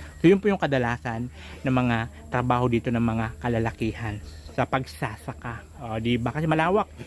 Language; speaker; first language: Filipino; native; Filipino